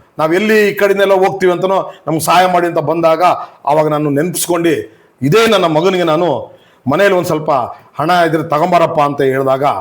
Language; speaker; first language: Kannada; non-native, local second language; Urdu